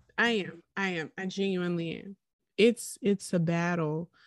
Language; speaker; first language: English; native; English